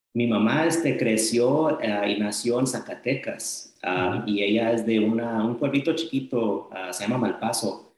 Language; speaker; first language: Spanish; early bilingual, heritage; Spanish